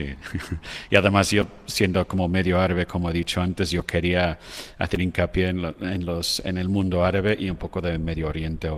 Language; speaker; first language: Spanish; non-native, fluent; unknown